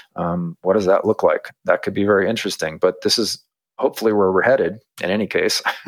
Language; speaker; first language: English; native; English